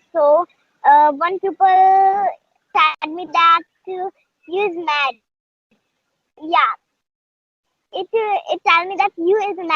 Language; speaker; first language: English; non-native, learner; Hindi